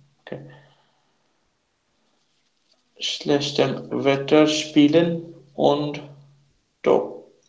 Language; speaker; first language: German; non-native, learner; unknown